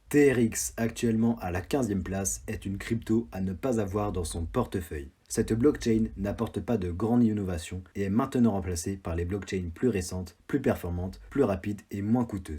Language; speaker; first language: French; native; French